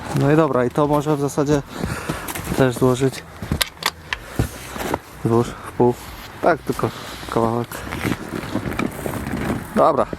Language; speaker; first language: Polish; native; Polish